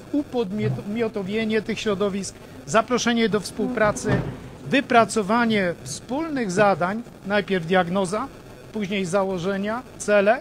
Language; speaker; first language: Polish; native; Polish